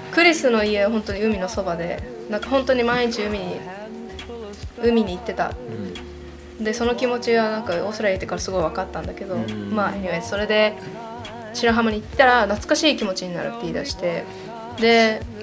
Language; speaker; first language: Japanese; native; Japanese